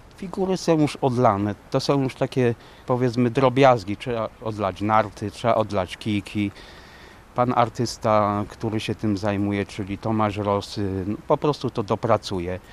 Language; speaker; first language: Polish; native; Polish